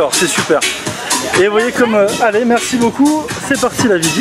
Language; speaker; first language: French; native; French